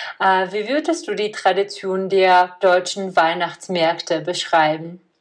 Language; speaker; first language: German; non-native, fluent; Czech